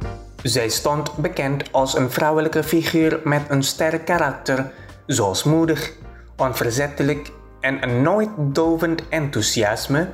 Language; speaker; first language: Dutch; non-native, fluent; Indonesian